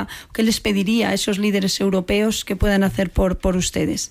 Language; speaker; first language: Spanish; native; Spanish